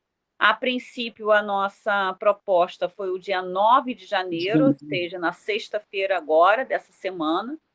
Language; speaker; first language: Portuguese; native; Portuguese